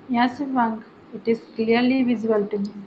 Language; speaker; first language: English; non-native, learner; Hindi